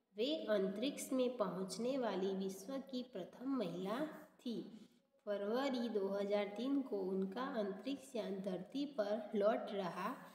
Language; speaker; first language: Hindi; non-native, local second language; Gujarati